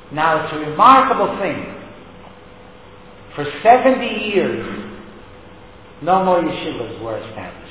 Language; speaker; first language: English; native; English